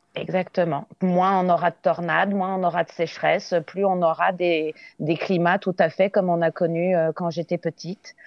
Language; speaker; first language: French; native; French